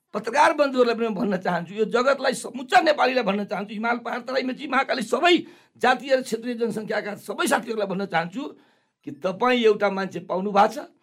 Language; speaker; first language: Nepali; non-native, local second language; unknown